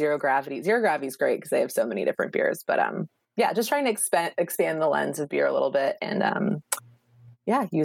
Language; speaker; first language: English; native; English